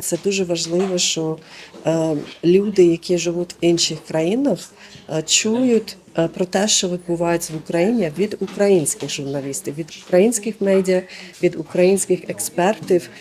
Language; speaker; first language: Ukrainian; non-native, fluent; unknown